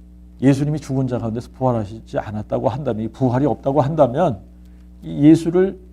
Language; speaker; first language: Korean; native; Korean